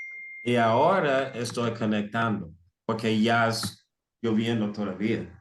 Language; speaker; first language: Spanish; non-native, fluent; English